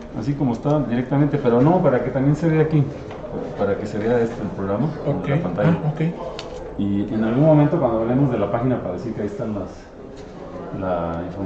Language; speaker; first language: Spanish; native; Spanish